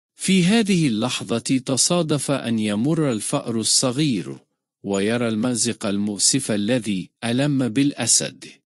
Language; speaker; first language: Arabic; non-native, fluent; Turkish